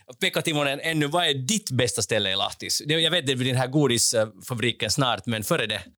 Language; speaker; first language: Swedish; native; Swedish